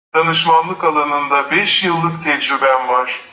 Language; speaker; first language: Turkish; non-native, fluent; Arabic